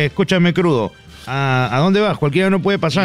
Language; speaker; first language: Spanish; native; Spanish